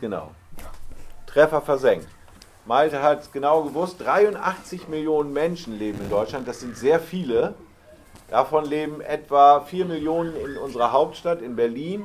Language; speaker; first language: German; native; German